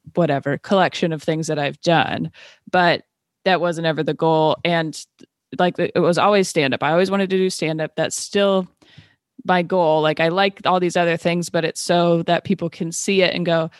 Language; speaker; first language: English; native; English